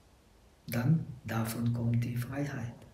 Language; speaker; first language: German; non-native, fluent; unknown